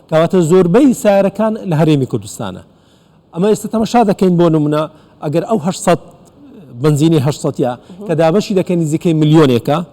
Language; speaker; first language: Central Kurdish; native; Central Kurdish